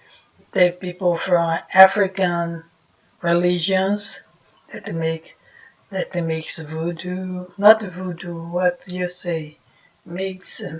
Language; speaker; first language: English; non-native, fluent; Portuguese